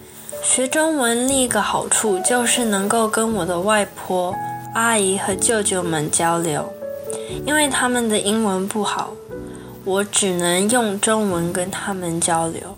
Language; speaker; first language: Chinese; early bilingual, heritage; Chinese